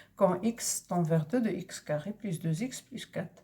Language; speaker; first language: French; non-native, local second language; Arabic